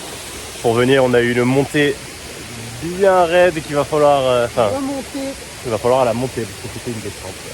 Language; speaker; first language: French; native; French